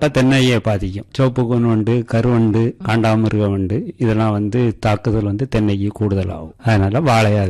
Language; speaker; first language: Tamil; native; Tamil